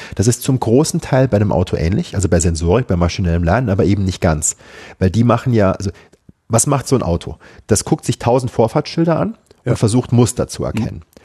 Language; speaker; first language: German; native; German